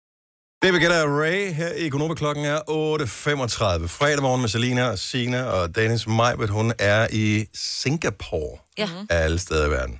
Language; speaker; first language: Danish; native; Danish